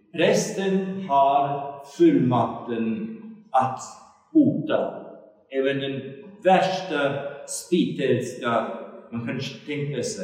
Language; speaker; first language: Swedish; non-native, fluent; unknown